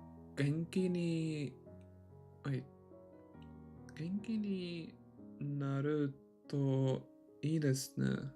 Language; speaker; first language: Japanese; non-native, learner; English